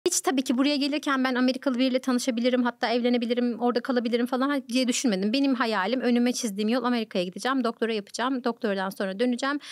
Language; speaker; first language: Turkish; native; Turkish